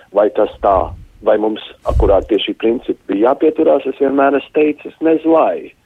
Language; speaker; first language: Latvian; native; Latvian